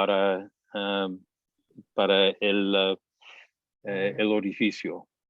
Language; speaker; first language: Spanish; non-native, fluent; English